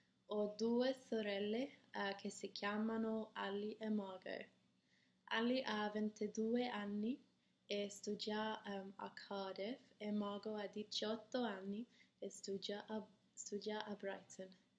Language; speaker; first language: Italian; non-native, learner; English